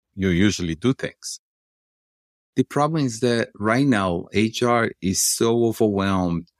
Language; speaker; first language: English; non-native, fluent; Portuguese